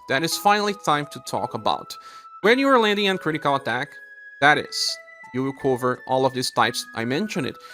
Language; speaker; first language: English; non-native, fluent; Portuguese